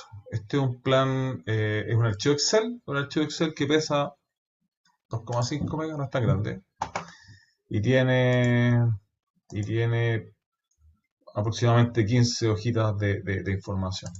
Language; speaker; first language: Spanish; native; Spanish